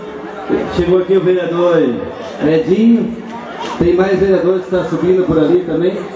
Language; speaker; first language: Portuguese; native; Portuguese